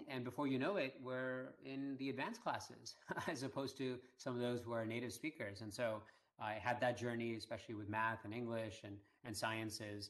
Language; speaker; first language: English; early bilingual, other home language; Hindi